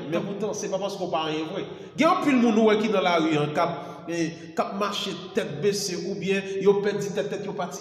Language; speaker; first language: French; non-native, local second language; Haitian Creole